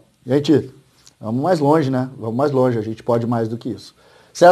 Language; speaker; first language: Portuguese; native; Portuguese